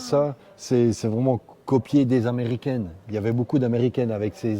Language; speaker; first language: French; native; French